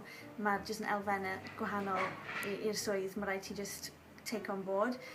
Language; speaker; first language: Welsh; native; Welsh